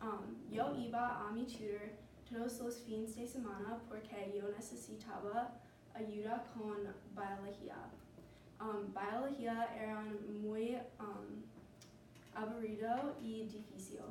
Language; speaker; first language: Spanish; non-native, learner; English